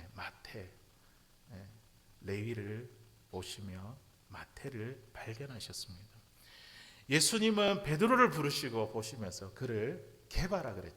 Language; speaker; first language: Korean; native; Korean